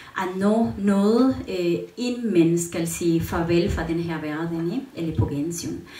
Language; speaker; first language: Danish; non-native, learner; Spanish